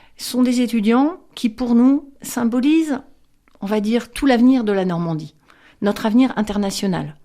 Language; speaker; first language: French; native; French